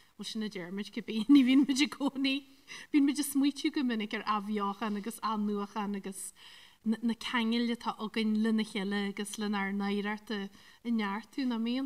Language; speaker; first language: Irish; native; Irish